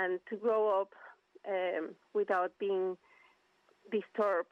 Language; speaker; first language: English; non-native, fluent; Spanish